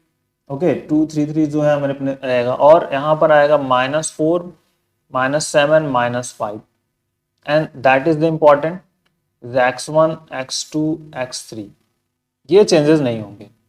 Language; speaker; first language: Hindi; native; Hindi